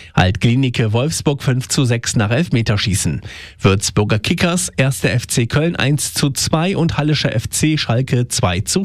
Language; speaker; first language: German; native; German